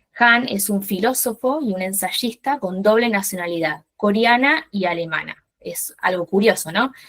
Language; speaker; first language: Spanish; native; Spanish